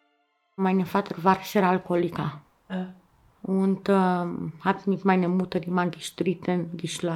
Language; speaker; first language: German; non-native, learner; Romanian